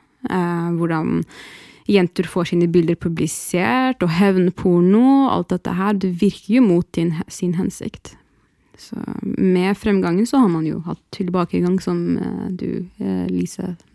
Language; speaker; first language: Norwegian; early bilingual, other home language; Arabic